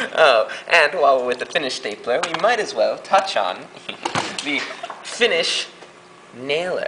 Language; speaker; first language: English; native; English